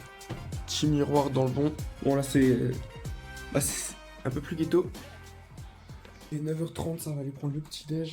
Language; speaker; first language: French; native; French